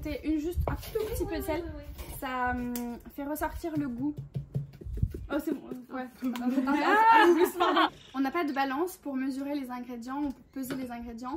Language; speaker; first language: French; native; French